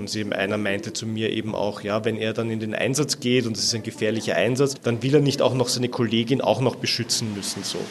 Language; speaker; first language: German; native; German